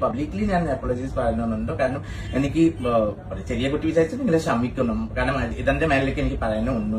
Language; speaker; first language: Malayalam; non-native, fluent; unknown